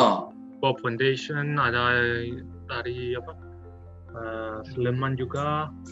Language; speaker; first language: Indonesian; non-native, learner; French